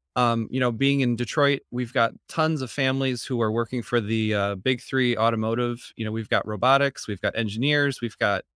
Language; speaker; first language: English; native; English